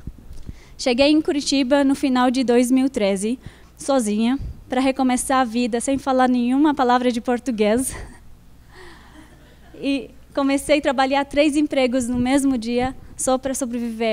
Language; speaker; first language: Portuguese; non-native, fluent; Arabic